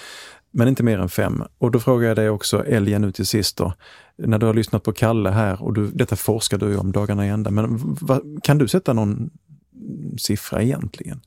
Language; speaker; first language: Swedish; native; Swedish